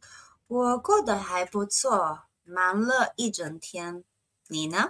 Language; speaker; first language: Chinese; non-native, fluent; Spanish